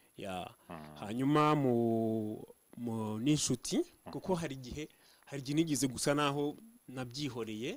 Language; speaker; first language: Kinyarwanda; native; Kinyarwanda